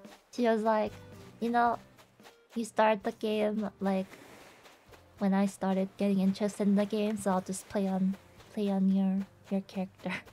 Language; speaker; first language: English; early bilingual, other home language; Japanese